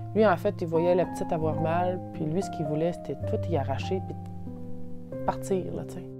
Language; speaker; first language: French; native; French